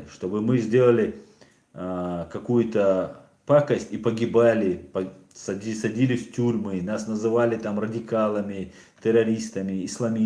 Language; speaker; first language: Russian; non-native, local second language; Chechen